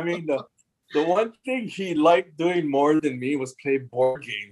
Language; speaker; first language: English; native; English